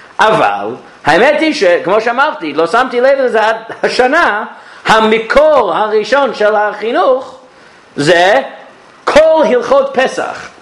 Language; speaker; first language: Hebrew; non-native, fluent; English